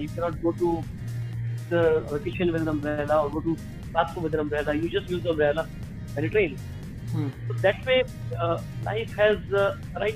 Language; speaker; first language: English; non-native, local second language; Hindi